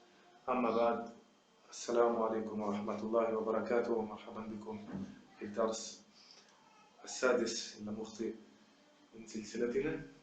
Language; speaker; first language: Arabic; non-native, fluent; French